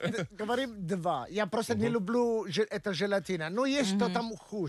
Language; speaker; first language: Russian; non-native, learner; Italian